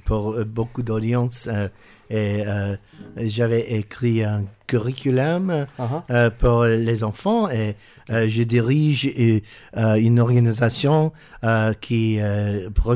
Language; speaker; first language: French; non-native, learner; English